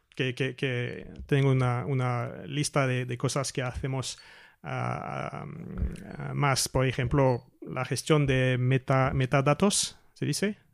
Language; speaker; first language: Spanish; non-native, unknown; French